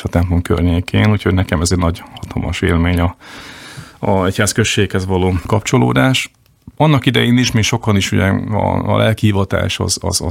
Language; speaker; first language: Hungarian; native; Hungarian